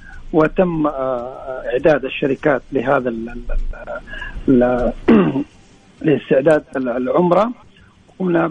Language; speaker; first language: Arabic; native; Arabic